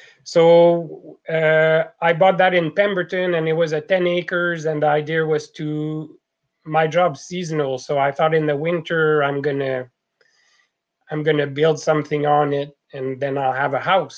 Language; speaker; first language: English; non-native, fluent; French